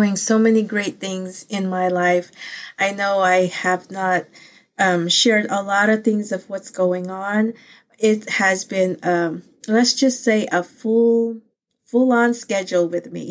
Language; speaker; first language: English; early bilingual, other home language; Pangasinan